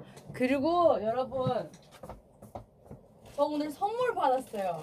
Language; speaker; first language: Korean; non-native, fluent; Chinese